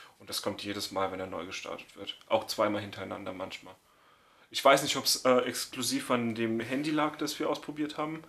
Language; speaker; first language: German; native; German